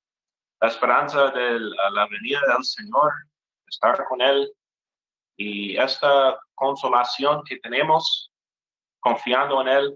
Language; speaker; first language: Spanish; non-native, fluent; English